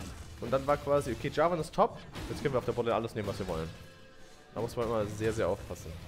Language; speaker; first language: German; native; German